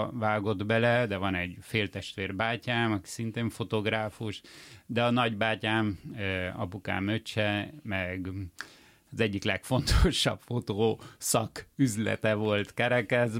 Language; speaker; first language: Hungarian; early bilingual, heritage; Hungarian